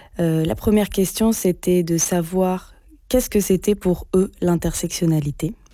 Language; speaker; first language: French; non-native, fluent; Italian